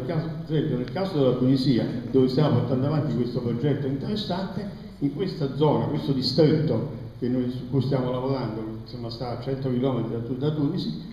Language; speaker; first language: Italian; native; Italian